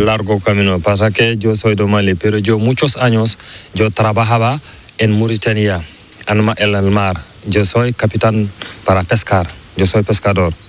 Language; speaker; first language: Spanish; non-native, learner; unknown